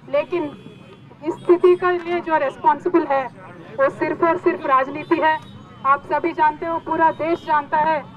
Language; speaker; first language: Hindi; non-native, local second language; Telugu